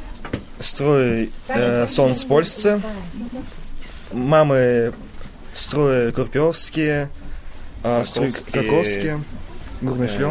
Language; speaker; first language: Polish; non-native, fluent; Russian